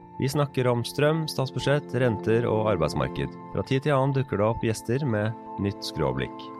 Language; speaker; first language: Norwegian; native; Norwegian